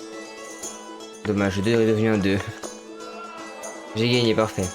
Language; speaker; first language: French; native; French